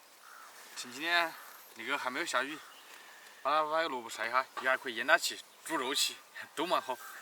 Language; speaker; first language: Chinese; native; Chinese